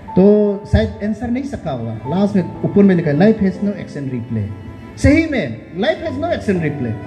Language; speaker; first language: Hindi; non-native, local second language; Nyishi